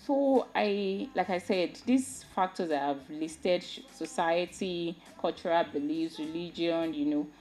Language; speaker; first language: English; non-native, local second language; Yoruba